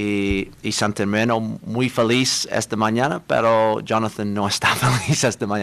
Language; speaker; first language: Spanish; non-native, learner; English